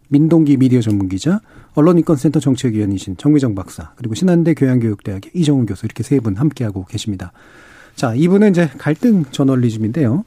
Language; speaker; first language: Korean; native; Korean